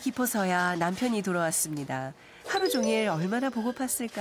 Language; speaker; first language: Korean; native; Korean